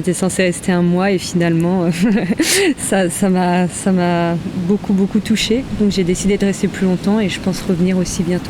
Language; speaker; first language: French; native; French